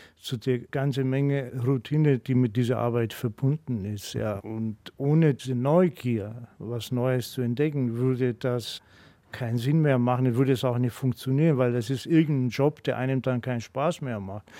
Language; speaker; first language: German; non-native, fluent; Greek